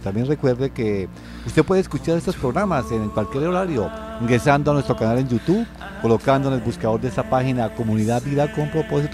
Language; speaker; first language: Spanish; native; Spanish